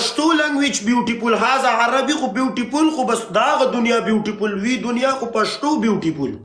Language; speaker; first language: Arabic; non-native, learner; Pashto